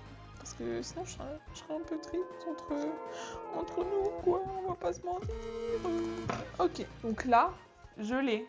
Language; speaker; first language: French; native; French